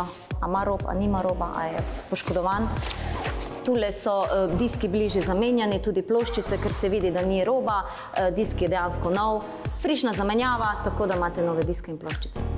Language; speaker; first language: Slovenian; native; Slovenian